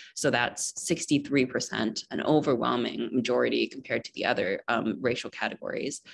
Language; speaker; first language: English; native; English